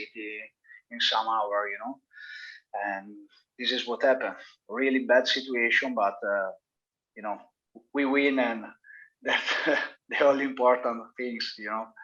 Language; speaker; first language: English; non-native, learner; Italian